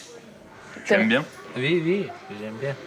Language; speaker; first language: French; non-native, learner; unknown